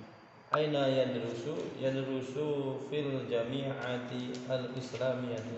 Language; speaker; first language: Arabic; non-native, learner; Indonesian